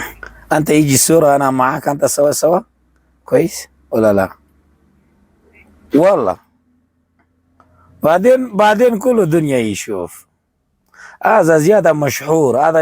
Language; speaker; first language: Arabic; non-native, learner; Urdu